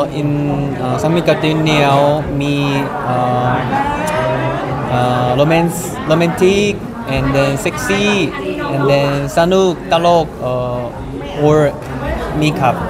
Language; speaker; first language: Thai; non-native, learner; Korean